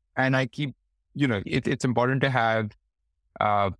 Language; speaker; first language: English; non-native, local second language; Hindi